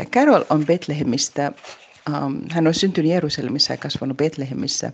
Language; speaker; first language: Finnish; non-native, fluent; Arabic